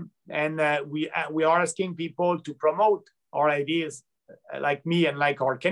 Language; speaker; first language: English; non-native, local second language; French